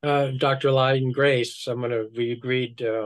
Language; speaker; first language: English; native; English